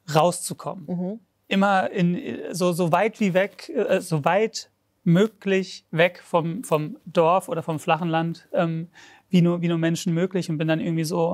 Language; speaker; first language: German; native; German